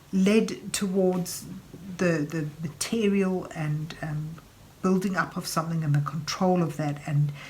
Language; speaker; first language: English; native; English